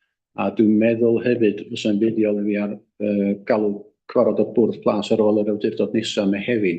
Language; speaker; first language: Welsh; native; Welsh